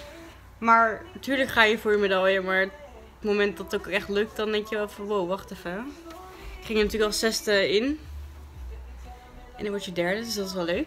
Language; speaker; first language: Dutch; native; Dutch